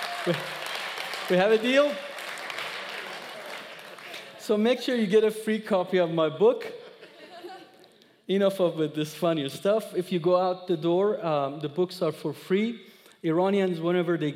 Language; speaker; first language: English; non-native, fluent; Persian